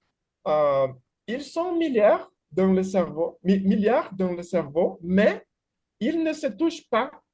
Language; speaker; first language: French; non-native, fluent; Portuguese